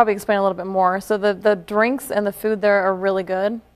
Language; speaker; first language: English; native; English